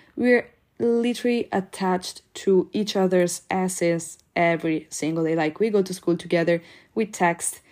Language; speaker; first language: English; non-native, fluent; Italian